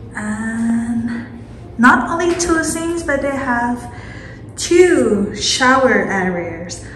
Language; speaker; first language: English; non-native, fluent; Thai